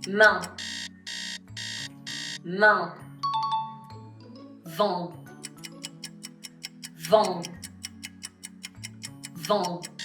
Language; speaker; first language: French; non-native, fluent; Spanish